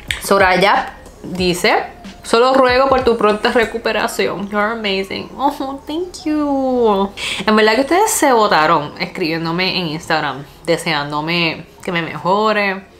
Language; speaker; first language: Spanish; early bilingual, other home language; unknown